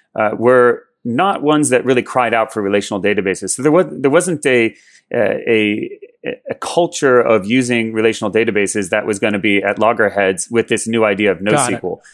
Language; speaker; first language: English; native; English